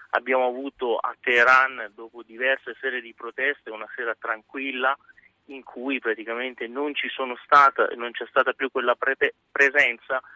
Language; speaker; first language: Italian; non-native, fluent; Persian